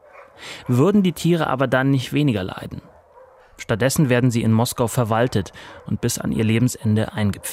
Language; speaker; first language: German; native; German